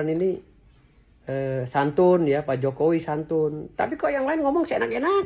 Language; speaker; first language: Indonesian; native; Indonesian